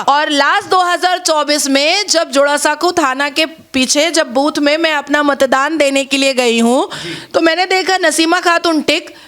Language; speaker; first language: Hindi; native; Hindi